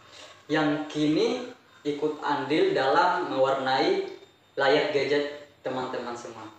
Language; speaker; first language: Indonesian; native; Indonesian